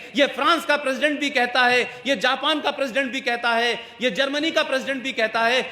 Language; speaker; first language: Hindi; native; Hindi